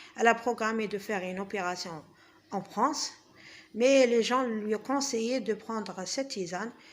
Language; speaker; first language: French; non-native, local second language; Arabic